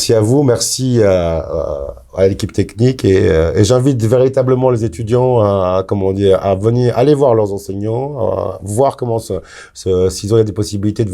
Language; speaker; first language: French; native; French